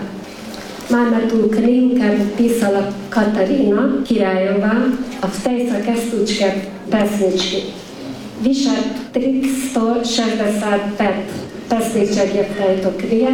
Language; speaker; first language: Slovak; early bilingual, heritage; Slovak